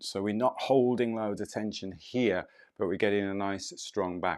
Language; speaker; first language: English; native; English